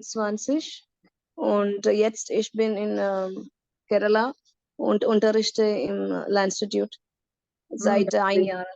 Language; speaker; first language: German; non-native, fluent; Malayalam